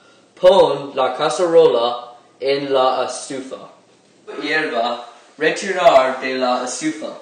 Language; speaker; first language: Spanish; non-native, learner; English